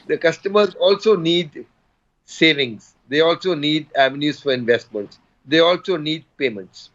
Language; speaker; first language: English; non-native, local second language; Urdu